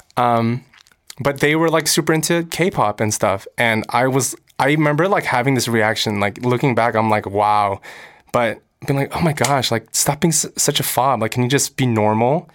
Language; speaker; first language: English; early bilingual, other home language; Korean